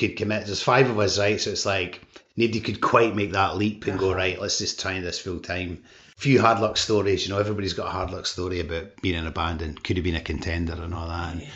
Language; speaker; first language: English; native; English